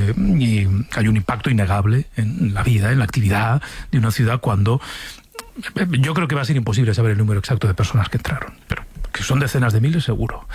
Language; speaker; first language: Spanish; native; Spanish